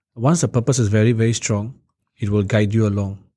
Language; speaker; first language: English; native; English